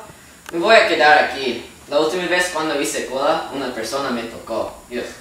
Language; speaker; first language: Spanish; non-native, learner; English